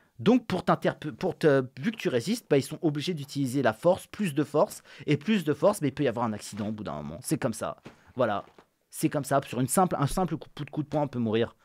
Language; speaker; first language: French; native; French